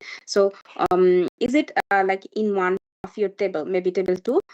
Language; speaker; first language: English; non-native, fluent; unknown